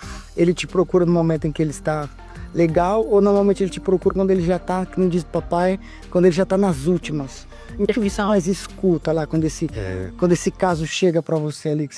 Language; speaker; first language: Portuguese; native; Portuguese